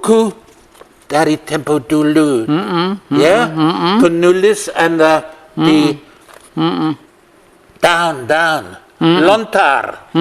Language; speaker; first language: Indonesian; non-native, learner; English